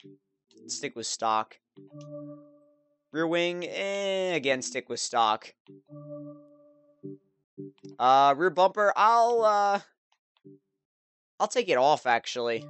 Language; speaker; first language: English; native; English